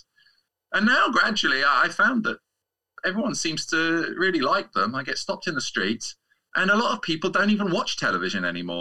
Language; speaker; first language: English; native; English